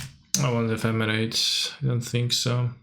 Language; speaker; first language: English; non-native, fluent; Polish